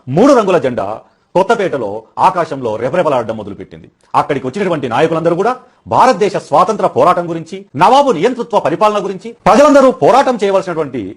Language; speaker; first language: Telugu; native; Telugu